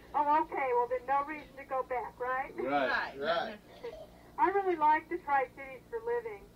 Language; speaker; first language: English; native; English